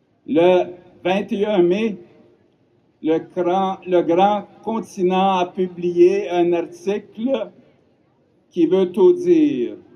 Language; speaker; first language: French; non-native, local second language; Ukrainian